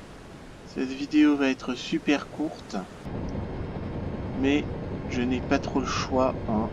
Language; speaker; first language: French; native; French